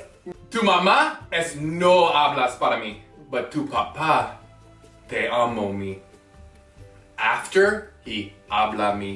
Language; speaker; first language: Spanish; non-native, learner; English